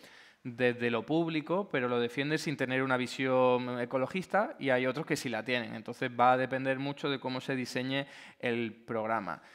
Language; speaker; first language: Spanish; native; Spanish